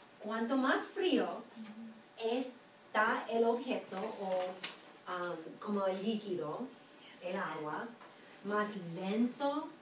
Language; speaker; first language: Spanish; non-native, fluent; English